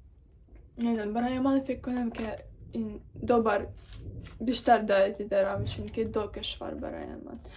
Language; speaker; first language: Persian; non-native, learner; Ukrainian